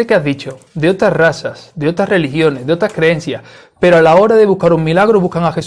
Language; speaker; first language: Spanish; native; Spanish